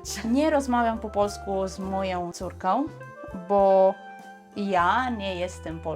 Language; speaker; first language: Polish; non-native, learner; Italian